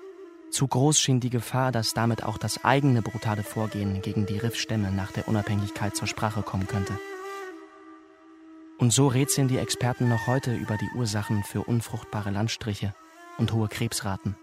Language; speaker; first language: German; native; German